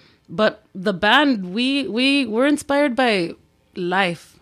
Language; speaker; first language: English; early bilingual, other home language; Spanish